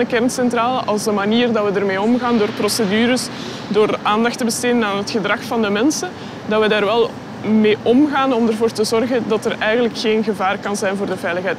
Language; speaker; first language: Dutch; native; Dutch